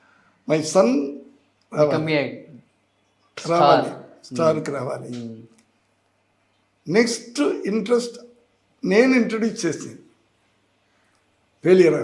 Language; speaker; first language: Telugu; non-native, learner; Tamil